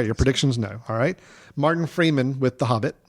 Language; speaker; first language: English; native; English